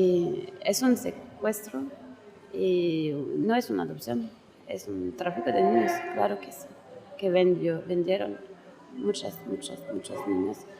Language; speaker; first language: Spanish; non-native, learner; French